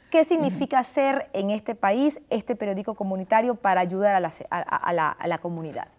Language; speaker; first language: Spanish; native; Spanish